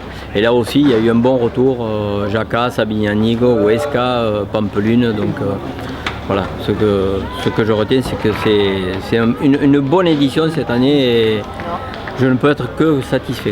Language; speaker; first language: French; native; French